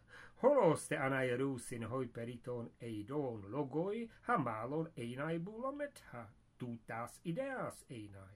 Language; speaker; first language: Greek; non-native, fluent; English